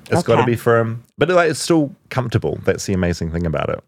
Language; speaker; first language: English; native; English